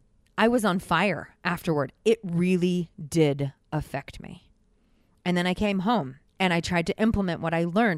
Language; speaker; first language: English; native; English